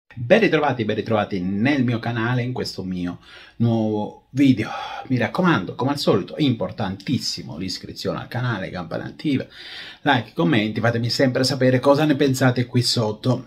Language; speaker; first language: Italian; native; Italian